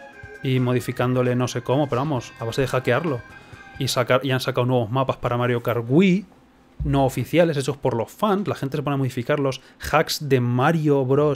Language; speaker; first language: Spanish; native; Spanish